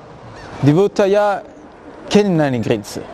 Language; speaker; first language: German; non-native, fluent; Italian